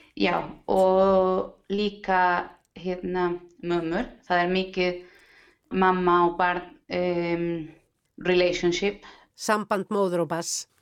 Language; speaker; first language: Icelandic; non-native, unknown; Spanish